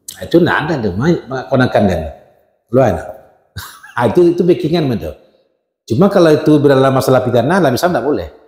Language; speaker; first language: Malay; non-native, local second language; Minangkabau